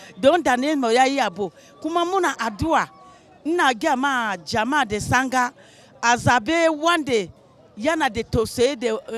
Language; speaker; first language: Hausa; non-native, local second language; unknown